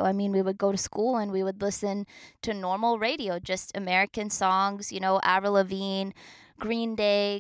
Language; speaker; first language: English; native; English